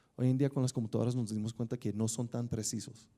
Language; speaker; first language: Spanish; native; Spanish